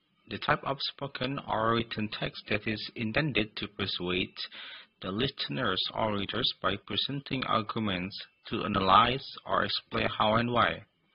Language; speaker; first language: English; non-native, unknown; Indonesian